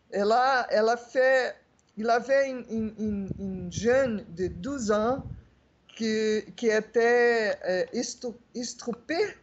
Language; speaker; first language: French; non-native, fluent; Portuguese